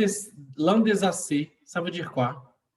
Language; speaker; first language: French; non-native, fluent; Portuguese